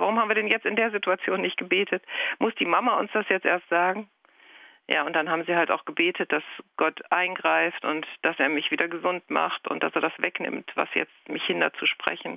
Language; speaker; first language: German; native; German